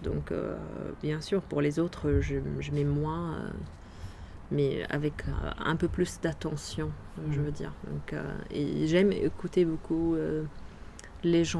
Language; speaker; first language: French; non-native, fluent; Arabic